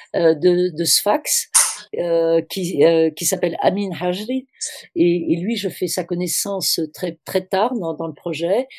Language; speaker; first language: French; native; French